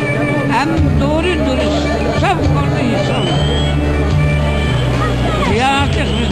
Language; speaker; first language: Turkish; non-native, local second language; Kurdish